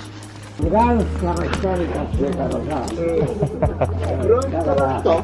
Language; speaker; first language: Japanese; native; Japanese